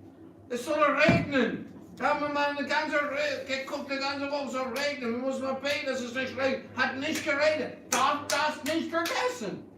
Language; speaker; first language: German; early bilingual, heritage; English